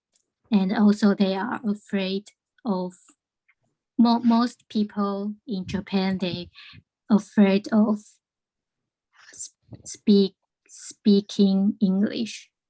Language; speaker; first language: English; non-native, learner; Chinese